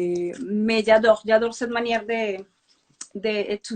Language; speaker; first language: French; non-native, fluent; Spanish